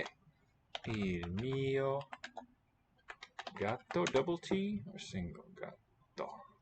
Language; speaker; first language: Italian; non-native, learner; English